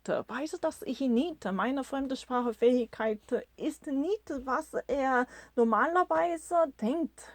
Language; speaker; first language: German; non-native, learner; Korean